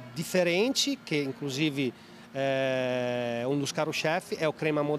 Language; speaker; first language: Portuguese; non-native, fluent; Italian